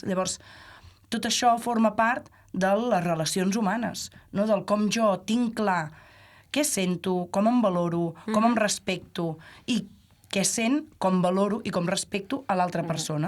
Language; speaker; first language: Catalan; native; Catalan